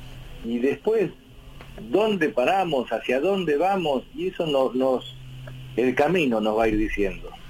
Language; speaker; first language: Spanish; native; Spanish